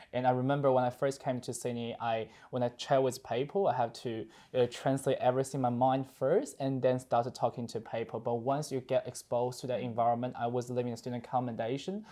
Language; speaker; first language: English; non-native, fluent; Chinese